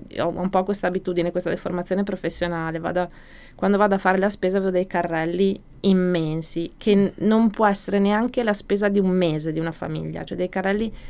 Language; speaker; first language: Italian; native; Italian